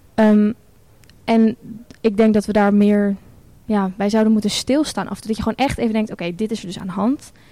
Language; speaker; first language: Dutch; native; Dutch